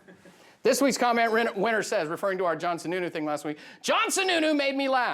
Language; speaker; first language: English; native; English